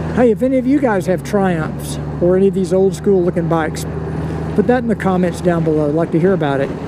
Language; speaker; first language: English; native; English